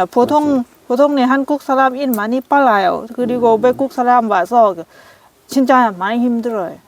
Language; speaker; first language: Korean; non-native, learner; Lao